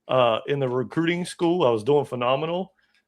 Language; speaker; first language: English; native; English